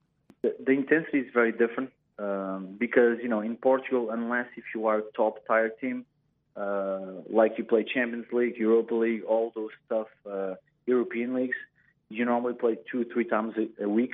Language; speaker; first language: English; non-native, fluent; Portuguese